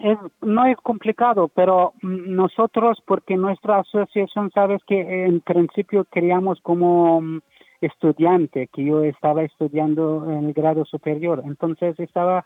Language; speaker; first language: Spanish; non-native, learner; Persian